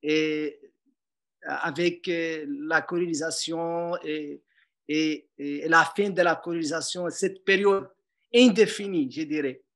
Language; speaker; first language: French; non-native, local second language; Arabic